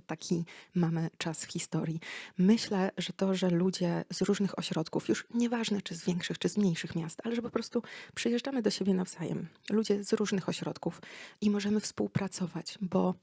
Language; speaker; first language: Polish; native; Polish